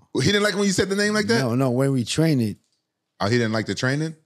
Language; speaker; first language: English; native; English